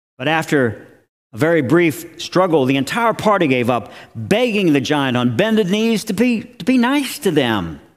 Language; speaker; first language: English; native; English